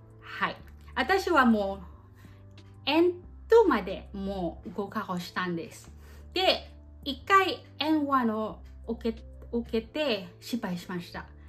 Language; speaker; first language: Japanese; non-native, learner; Filipino